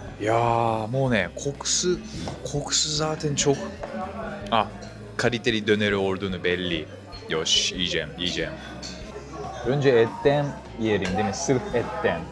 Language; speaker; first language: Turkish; non-native, fluent; Japanese